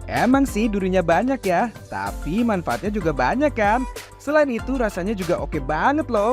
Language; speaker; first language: Indonesian; native; Indonesian